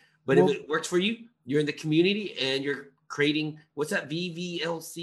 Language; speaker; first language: English; native; English